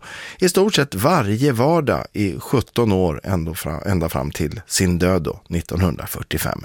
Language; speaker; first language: Swedish; native; Swedish